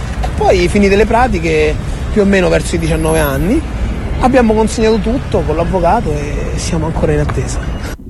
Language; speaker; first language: Italian; early bilingual, other home language; English